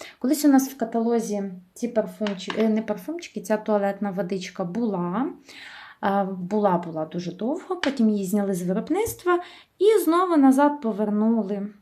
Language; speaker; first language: Ukrainian; native; Ukrainian